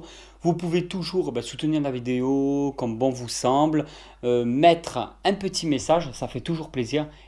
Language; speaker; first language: French; native; French